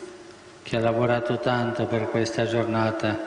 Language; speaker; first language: Italian; non-native, fluent; Spanish